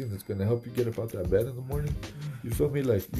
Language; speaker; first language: English; early bilingual, other home language; Spanish